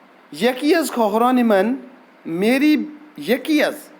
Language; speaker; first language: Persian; non-native, fluent; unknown